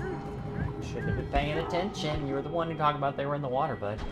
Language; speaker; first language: English; native; English